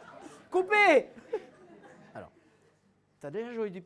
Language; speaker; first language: French; native; French